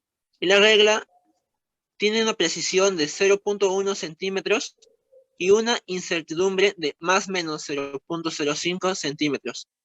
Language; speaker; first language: Spanish; native; Spanish